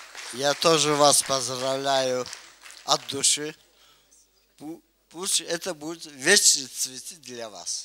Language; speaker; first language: Russian; non-native, local second language; Azerbaijani